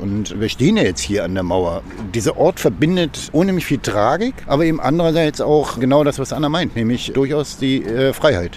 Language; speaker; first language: German; native; German